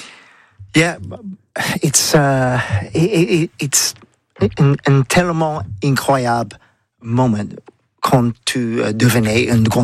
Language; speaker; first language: French; non-native, learner; English